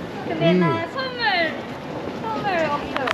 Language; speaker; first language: Korean; non-native, learner; Japanese